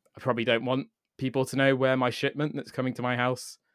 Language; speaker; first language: English; native; English